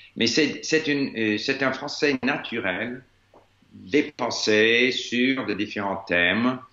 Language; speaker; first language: French; non-native, fluent; English